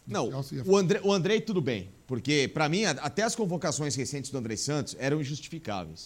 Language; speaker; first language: Portuguese; native; Portuguese